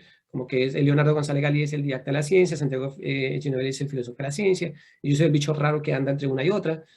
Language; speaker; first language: Spanish; native; Spanish